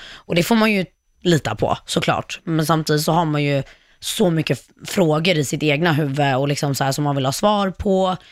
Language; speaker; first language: Swedish; native; Swedish